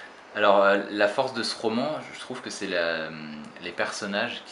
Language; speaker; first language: French; native; French